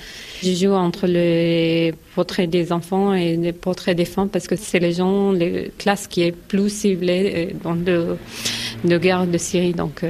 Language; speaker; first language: French; non-native, local second language; Arabic